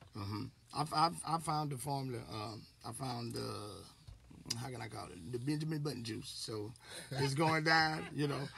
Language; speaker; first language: English; native; English